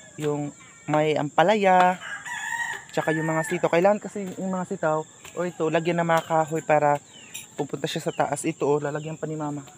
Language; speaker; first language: Filipino; non-native, local second language; Cebuano